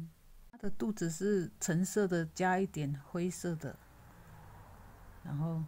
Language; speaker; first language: Chinese; native; Chinese